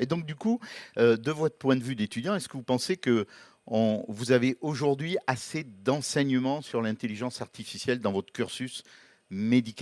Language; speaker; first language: French; native; French